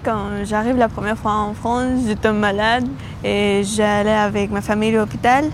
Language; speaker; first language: French; non-native, learner; Romanian